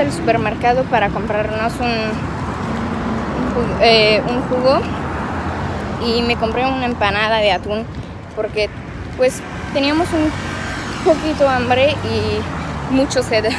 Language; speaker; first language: Spanish; non-native, learner; French